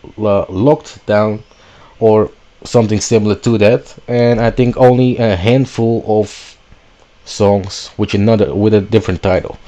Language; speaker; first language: English; non-native, fluent; Dutch